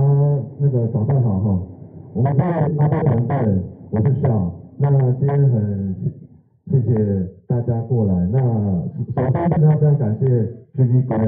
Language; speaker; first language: Chinese; native; Chinese